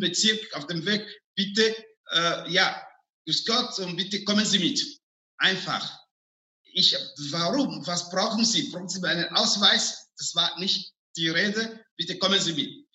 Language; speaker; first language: German; non-native, fluent; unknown